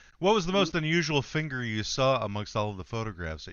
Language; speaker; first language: English; native; English